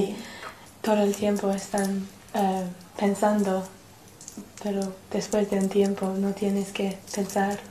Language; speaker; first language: Spanish; non-native, learner; English